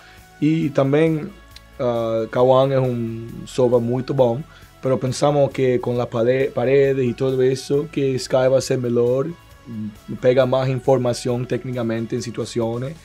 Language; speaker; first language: Portuguese; non-native, learner; Spanish